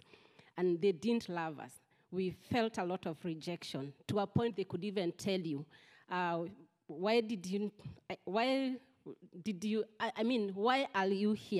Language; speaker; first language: English; non-native, local second language; Kikuyu